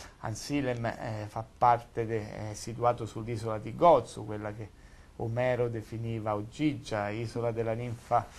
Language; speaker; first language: Italian; native; Italian